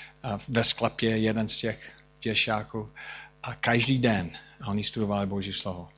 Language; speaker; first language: Czech; non-native, fluent; English